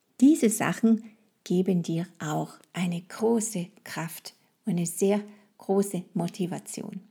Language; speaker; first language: German; non-native, fluent; French